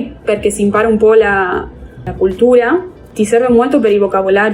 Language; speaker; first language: Italian; non-native, fluent; Spanish